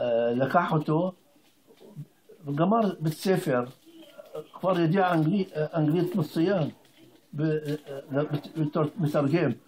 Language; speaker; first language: Hebrew; non-native, fluent; Arabic